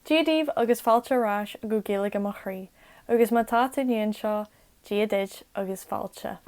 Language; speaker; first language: Irish; non-native, local second language; English